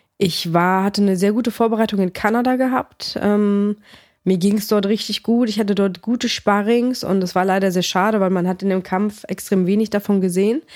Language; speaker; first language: German; early bilingual, other home language; Greek